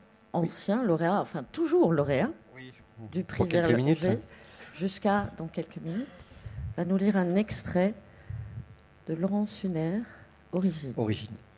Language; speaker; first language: French; native; French